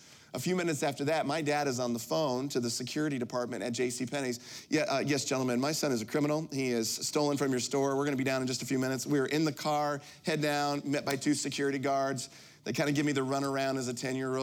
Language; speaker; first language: English; native; English